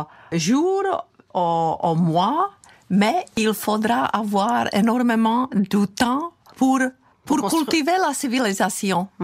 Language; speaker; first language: French; non-native, fluent; Czech